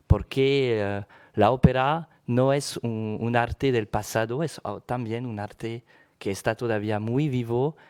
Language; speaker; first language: Spanish; non-native, fluent; French